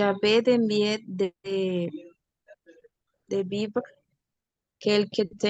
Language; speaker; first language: French; non-native, learner; Spanish